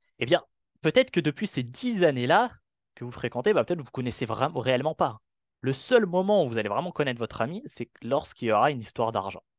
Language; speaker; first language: French; non-native, local second language; Arabic